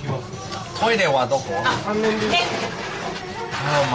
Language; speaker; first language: Japanese; non-native, learner; English